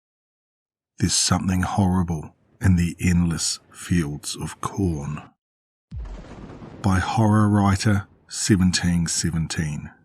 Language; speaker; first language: English; native; English